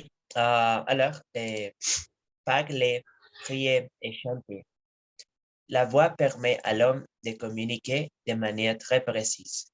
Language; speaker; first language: French; non-native, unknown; Spanish